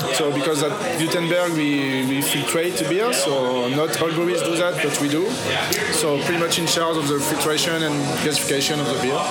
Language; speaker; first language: English; non-native, fluent; French